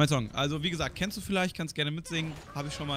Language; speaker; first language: German; native; German